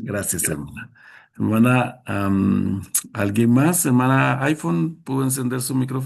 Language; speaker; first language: Spanish; native; Spanish